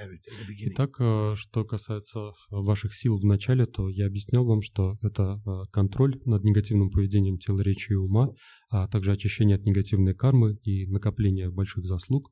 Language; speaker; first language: Russian; native; Russian